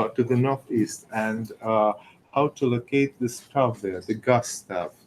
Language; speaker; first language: English; non-native, fluent; Russian